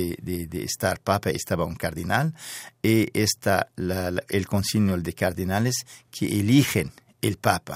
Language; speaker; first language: Spanish; non-native, fluent; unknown